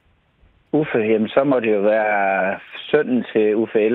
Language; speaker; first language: Danish; native; Danish